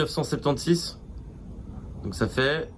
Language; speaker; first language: French; native; French